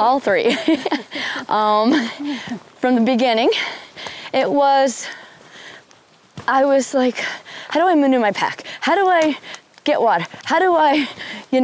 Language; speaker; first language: English; native; English